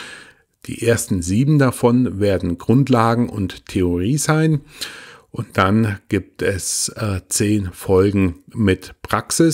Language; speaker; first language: German; native; German